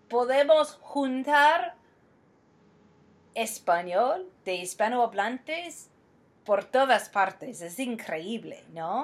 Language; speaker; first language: Spanish; non-native, fluent; English